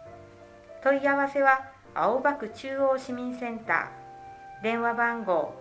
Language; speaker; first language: Japanese; native; Japanese